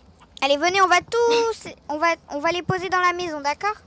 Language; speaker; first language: French; native; French